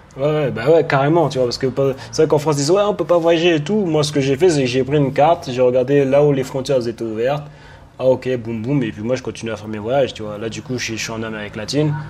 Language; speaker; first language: French; native; French